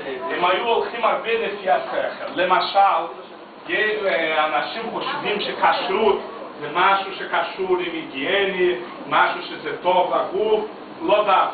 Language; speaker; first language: Hebrew; non-native, fluent; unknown